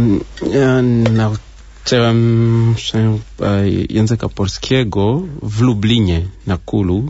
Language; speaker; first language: Polish; non-native, learner; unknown